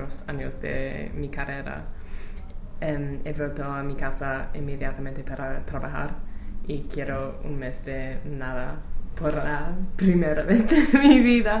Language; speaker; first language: Spanish; non-native, learner; English